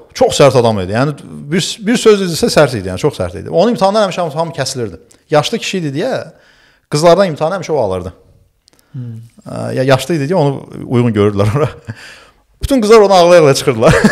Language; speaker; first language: Azerbaijani; early bilingual, other home language; Turkish